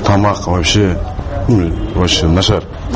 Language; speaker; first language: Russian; non-native, local second language; Kazakh